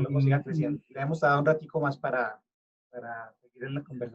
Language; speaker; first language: Spanish; native; Spanish